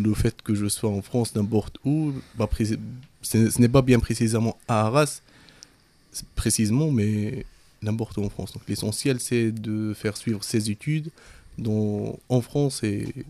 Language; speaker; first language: French; non-native, fluent; Arabic